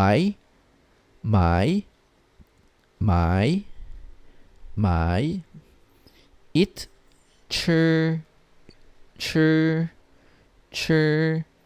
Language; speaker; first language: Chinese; non-native, fluent; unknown